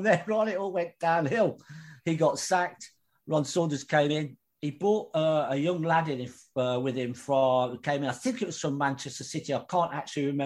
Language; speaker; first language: English; native; English